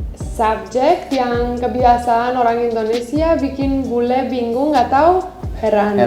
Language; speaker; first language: Indonesian; non-native, fluent; Romanian